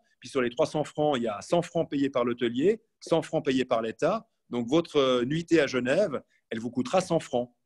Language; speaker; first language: French; native; French